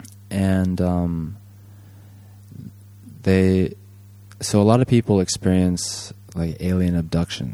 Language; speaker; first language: English; native; English